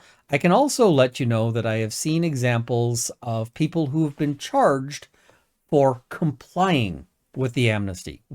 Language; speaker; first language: English; native; English